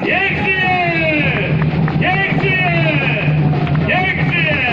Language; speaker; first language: Polish; native; Polish